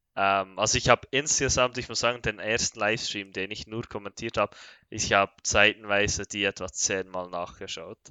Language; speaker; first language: German; native; German